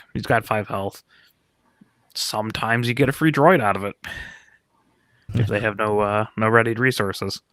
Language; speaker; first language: English; native; English